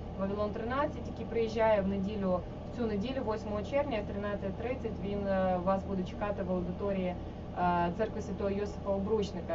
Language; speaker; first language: Ukrainian; native; Ukrainian